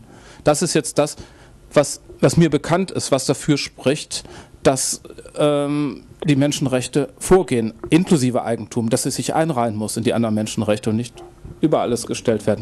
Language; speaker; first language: German; native; German